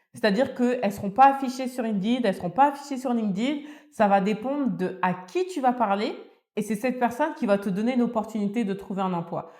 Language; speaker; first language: French; early bilingual, other home language; Wolof